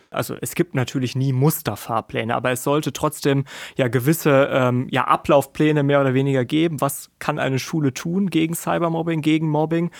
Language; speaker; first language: German; native; German